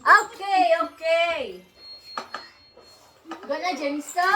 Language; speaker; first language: Korean; non-native, learner; Filipino